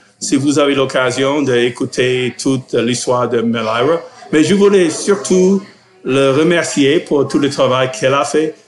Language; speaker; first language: French; non-native, fluent; English